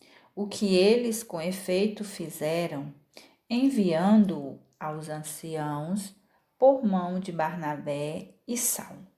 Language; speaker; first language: Portuguese; native; Portuguese